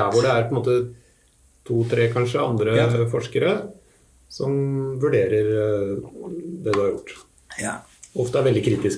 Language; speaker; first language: Norwegian; native; Norwegian